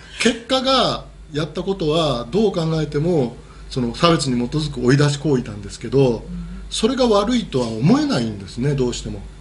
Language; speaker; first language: Japanese; native; Japanese